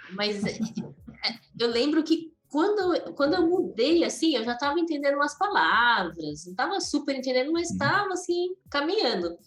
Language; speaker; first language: Portuguese; native; Portuguese